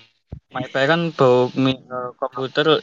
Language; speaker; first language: English; non-native, learner; Indonesian